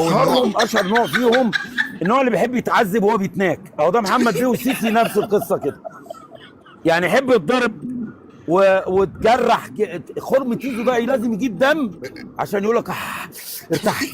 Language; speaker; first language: Arabic; native; Arabic